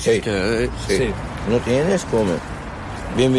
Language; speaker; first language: Spanish; non-native, learner; Arabic